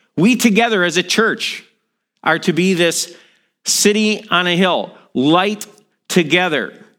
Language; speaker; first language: English; native; English